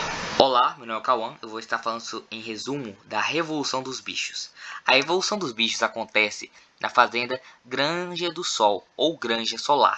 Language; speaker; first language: Portuguese; native; Portuguese